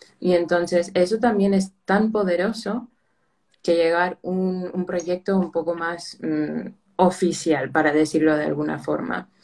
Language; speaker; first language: Spanish; early bilingual, heritage; Spanish